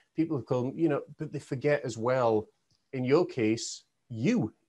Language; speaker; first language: English; native; English